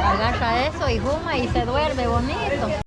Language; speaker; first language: Spanish; native; Spanish